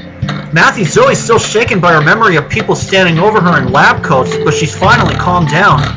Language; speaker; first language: English; native; English